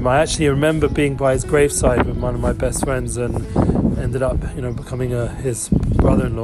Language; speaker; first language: English; native; English